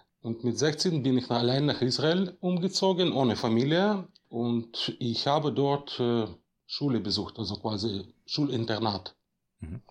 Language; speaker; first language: German; non-native, fluent; Russian